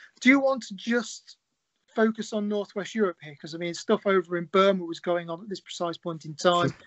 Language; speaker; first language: English; native; English